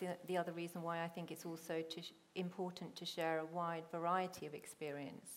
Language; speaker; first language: English; non-native, local second language; Punjabi